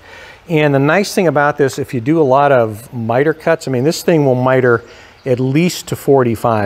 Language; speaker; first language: English; native; English